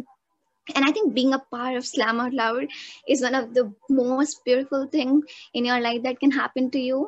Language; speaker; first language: English; non-native, local second language; Hindi